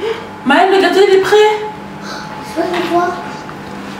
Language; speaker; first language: French; native; French